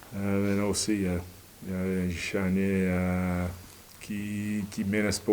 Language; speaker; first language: French; non-native, learner; English